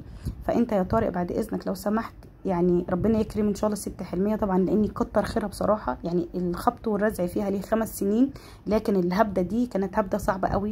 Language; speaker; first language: Arabic; native; Arabic